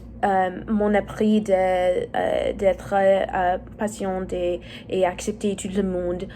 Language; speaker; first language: French; non-native, learner; English